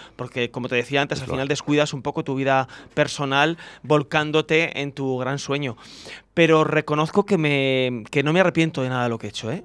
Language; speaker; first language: Spanish; native; Spanish